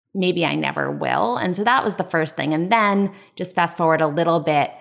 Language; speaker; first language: English; native; English